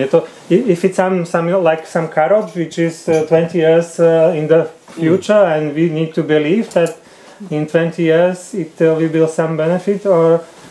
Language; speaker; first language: English; non-native, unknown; Slovak